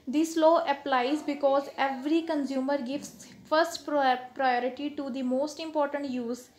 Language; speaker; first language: English; non-native, local second language; Punjabi